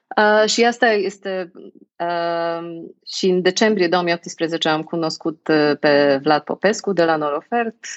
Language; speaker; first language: Romanian; non-native, fluent; Polish